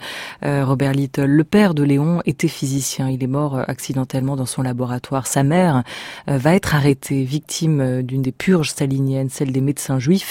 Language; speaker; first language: French; native; French